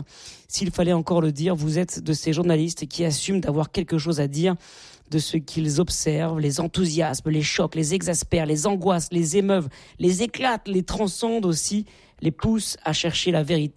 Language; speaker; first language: French; native; French